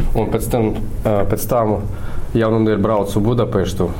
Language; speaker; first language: Latvian; non-native, learner; Russian